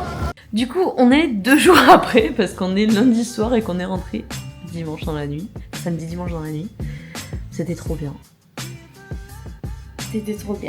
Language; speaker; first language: French; native; French